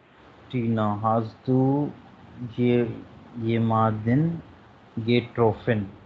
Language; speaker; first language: German; non-native, learner; Hindi